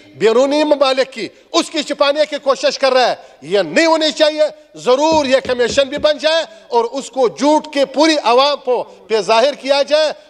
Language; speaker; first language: Urdu; non-native, local second language; Pashto